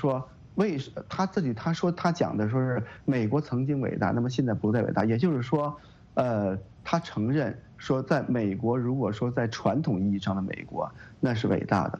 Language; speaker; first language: Chinese; native; Chinese